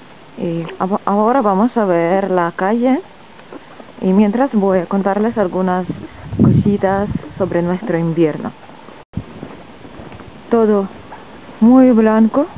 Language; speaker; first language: Spanish; non-native, fluent; Russian